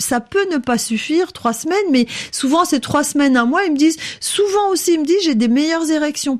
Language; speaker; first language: French; native; French